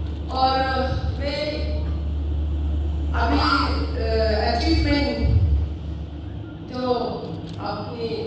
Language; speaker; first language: Hindi; non-native, local second language; Manipuri